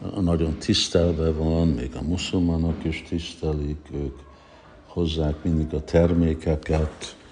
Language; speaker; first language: Hungarian; early bilingual, heritage; Hungarian